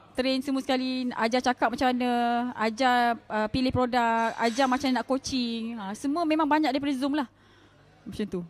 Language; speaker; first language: Malay; native; Malay